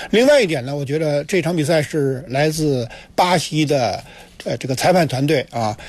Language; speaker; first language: Chinese; native; Chinese